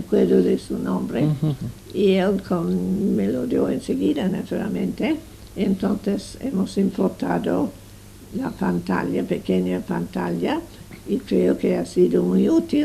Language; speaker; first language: Spanish; non-native, fluent; English